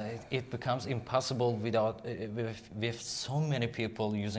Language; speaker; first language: English; non-native, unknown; Turkish